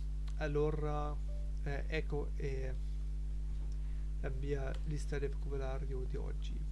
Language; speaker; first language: Italian; non-native, learner; German